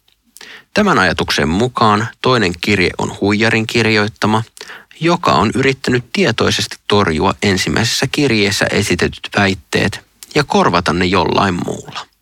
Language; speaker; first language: Finnish; native; Finnish